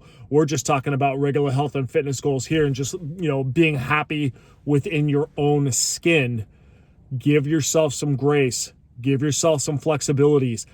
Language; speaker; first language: English; native; English